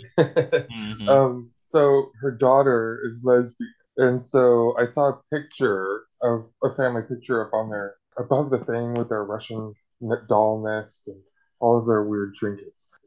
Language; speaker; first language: English; native; English